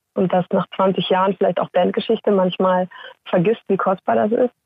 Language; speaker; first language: German; native; German